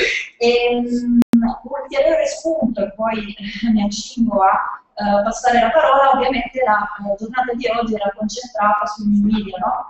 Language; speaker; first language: Italian; native; Italian